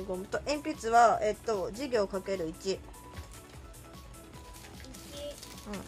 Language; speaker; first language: Japanese; native; Japanese